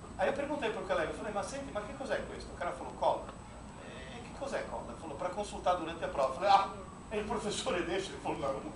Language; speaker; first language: Portuguese; non-native, fluent; Italian